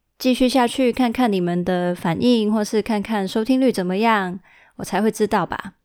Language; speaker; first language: Chinese; early bilingual, heritage; Chinese